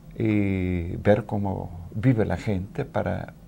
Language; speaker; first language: Spanish; non-native, fluent; Dutch